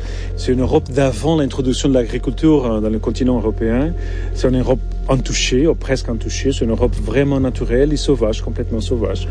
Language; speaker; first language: French; non-native, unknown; Portuguese